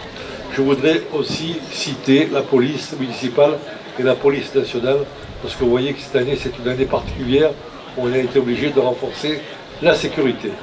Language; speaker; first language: French; native; French